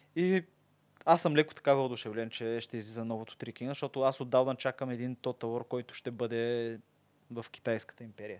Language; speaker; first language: Bulgarian; native; Bulgarian